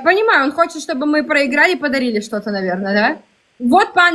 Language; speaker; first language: Russian; native; Russian